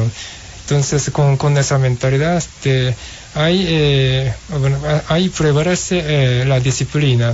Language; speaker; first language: Spanish; non-native, fluent; Japanese